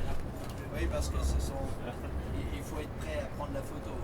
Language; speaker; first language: French; native; French